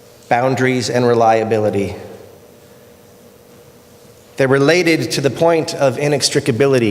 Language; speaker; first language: English; native; English